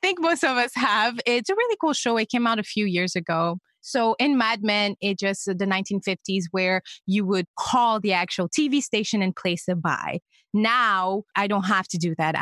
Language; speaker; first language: English; non-native, fluent; French